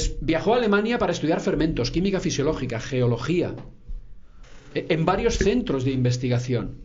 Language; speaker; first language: Spanish; native; Spanish